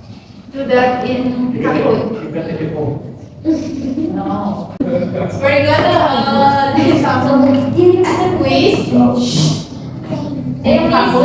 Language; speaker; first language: English; non-native, fluent; Indonesian